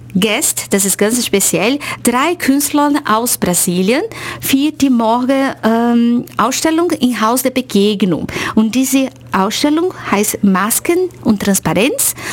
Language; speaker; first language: German; non-native, fluent; Portuguese